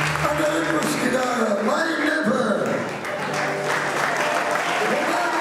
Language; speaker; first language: German; non-native, local second language; Romany